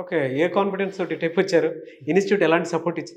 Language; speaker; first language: Telugu; native; Telugu